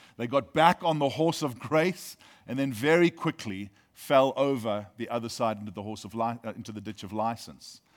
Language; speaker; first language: English; native; English